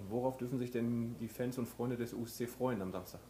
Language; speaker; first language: German; native; German